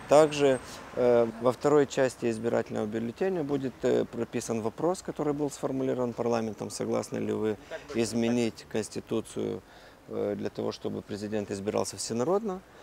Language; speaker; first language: Russian; non-native, local second language; Romanian